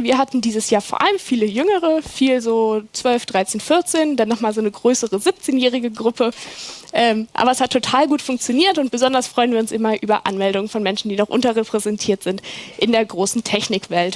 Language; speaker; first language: German; native; German